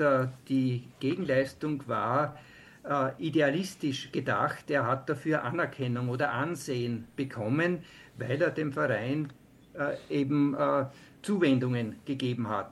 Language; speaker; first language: German; native; German